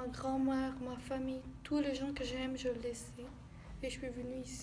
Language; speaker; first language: French; early bilingual, other home language; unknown